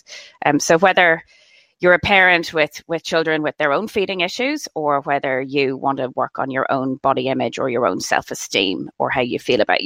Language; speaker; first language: English; native; English